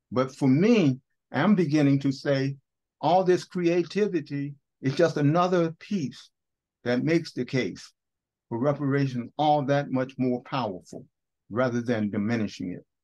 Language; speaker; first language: English; native; English